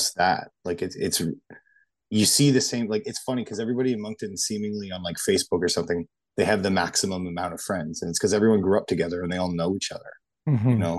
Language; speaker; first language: English; native; English